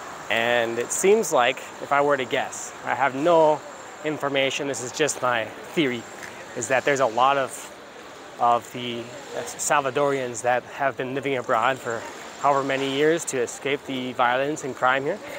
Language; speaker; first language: English; native; English